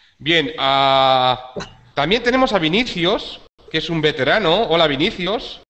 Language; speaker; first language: Spanish; native; Spanish